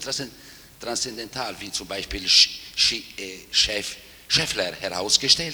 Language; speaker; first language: German; non-native, fluent; Italian